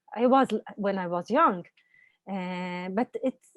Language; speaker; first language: English; non-native, fluent; Hebrew